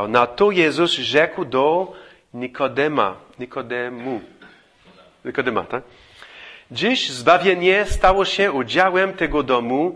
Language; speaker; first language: Polish; non-native, fluent; English